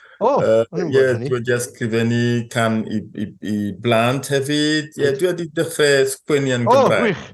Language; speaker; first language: Welsh; non-native, fluent; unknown